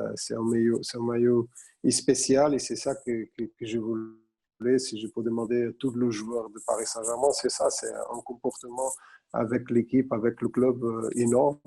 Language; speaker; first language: French; non-native, fluent; Portuguese